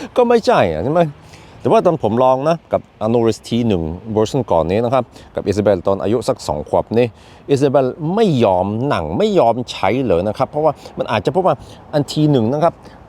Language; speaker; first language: Thai; non-native, fluent; Swedish